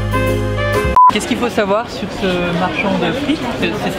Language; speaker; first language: French; native; French